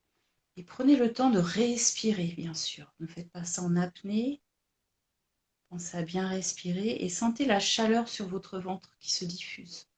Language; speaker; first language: French; native; French